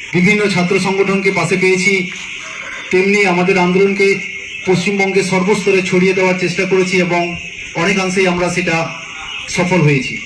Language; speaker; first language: Bangla; non-native, local second language; Santali